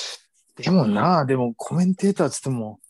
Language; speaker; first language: Japanese; native; Japanese